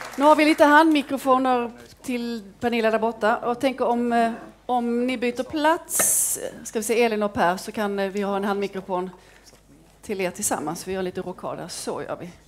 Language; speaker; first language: Swedish; native; Swedish